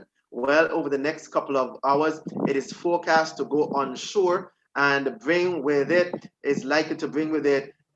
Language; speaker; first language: English; native; English